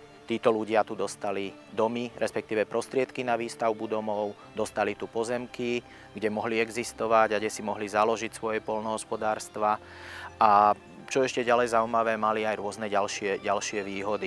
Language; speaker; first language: Slovak; native; Slovak